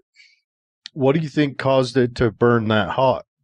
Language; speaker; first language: English; native; English